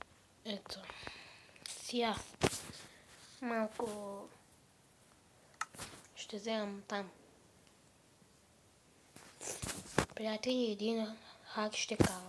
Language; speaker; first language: Bulgarian; non-native, local second language; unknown